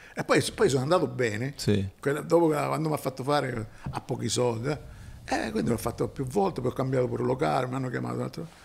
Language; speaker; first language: Italian; native; Italian